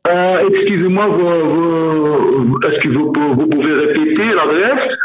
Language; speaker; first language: French; non-native, learner; Arabic